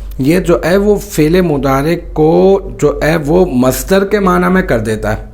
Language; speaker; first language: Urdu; native; Urdu